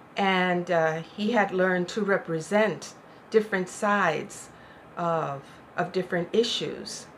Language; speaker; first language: English; non-native, local second language; Spanish